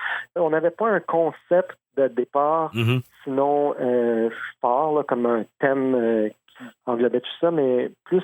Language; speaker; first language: French; native; French